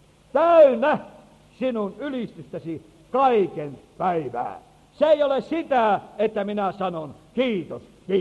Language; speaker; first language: Finnish; native; Finnish